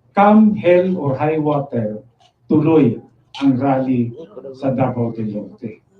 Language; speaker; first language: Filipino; non-native, local second language; Cebuano